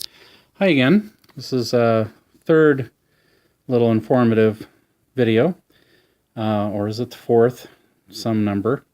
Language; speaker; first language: English; native; English